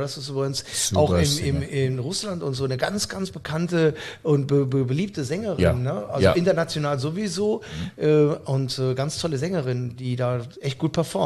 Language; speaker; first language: German; native; German